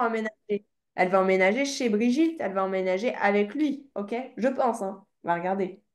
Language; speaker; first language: French; native; French